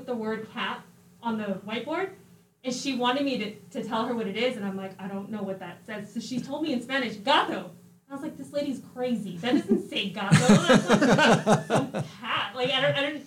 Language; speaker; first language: English; early bilingual, other home language; Spanish